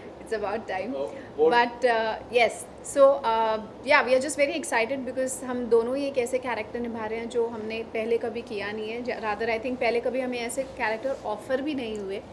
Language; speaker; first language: Hindi; native; Hindi